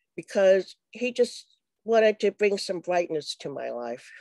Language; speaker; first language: English; native; English